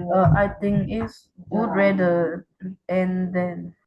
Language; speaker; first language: English; non-native, learner; Vietnamese